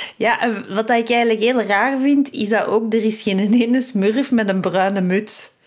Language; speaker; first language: Dutch; native; Dutch